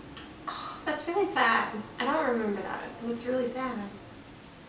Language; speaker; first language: English; native; English